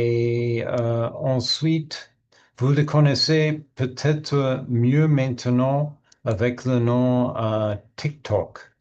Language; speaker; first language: French; non-native, learner; English